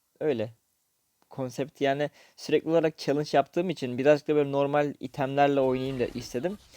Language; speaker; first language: Turkish; native; Turkish